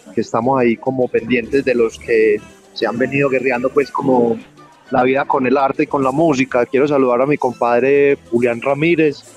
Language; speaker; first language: Spanish; native; Spanish